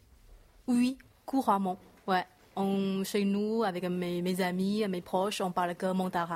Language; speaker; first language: French; non-native, learner; Chinese